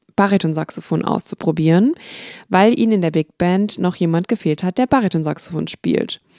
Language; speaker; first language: German; native; German